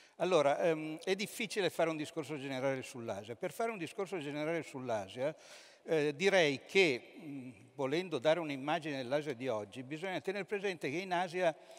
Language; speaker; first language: Italian; native; Italian